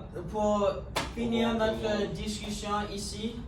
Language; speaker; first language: French; non-native, learner; English